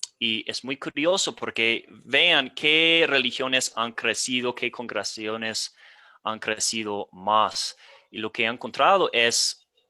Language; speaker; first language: Spanish; non-native, fluent; English